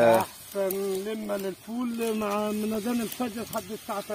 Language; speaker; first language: Arabic; native; Arabic